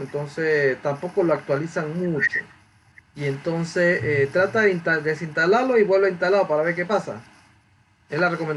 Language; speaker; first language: Spanish; native; Spanish